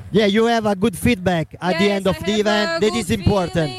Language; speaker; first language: English; non-native, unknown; Italian